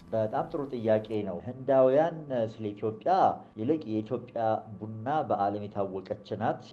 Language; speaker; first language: Amharic; early bilingual, other home language; Gujarati